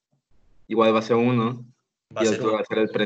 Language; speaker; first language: Spanish; native; Spanish